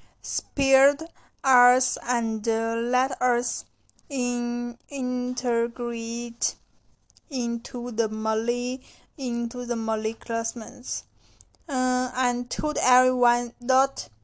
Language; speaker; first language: English; non-native, learner; Chinese